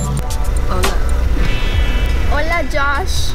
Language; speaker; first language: Spanish; early bilingual, heritage; Spanish